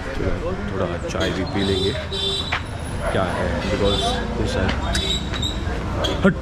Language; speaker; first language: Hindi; non-native, local second language; Tamil